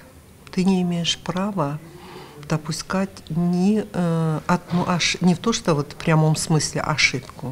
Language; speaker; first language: Russian; non-native, local second language; Karachay-Balkar